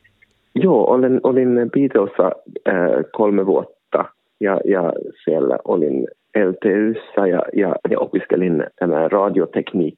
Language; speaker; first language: Finnish; non-native, local second language; Swedish